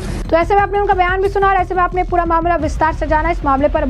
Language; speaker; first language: Hindi; native; Hindi